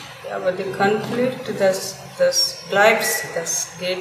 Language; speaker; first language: German; non-native, learner; Telugu